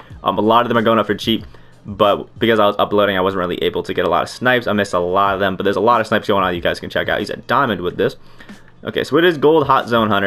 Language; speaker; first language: English; native; English